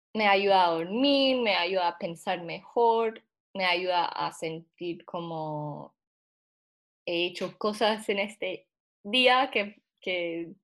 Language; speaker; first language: Spanish; non-native, fluent; English